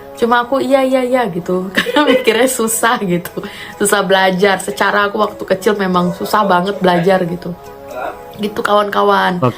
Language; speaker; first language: Indonesian; native; Indonesian